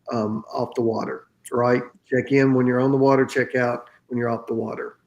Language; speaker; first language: English; native; English